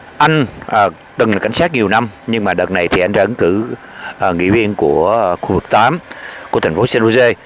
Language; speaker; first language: Vietnamese; native; Vietnamese